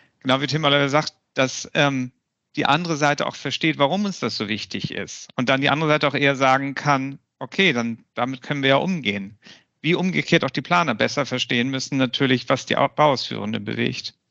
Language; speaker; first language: German; native; German